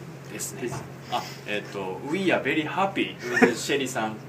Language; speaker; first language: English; non-native, learner; Japanese